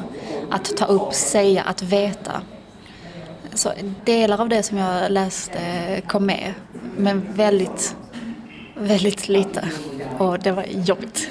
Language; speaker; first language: Swedish; early bilingual, other home language; Persian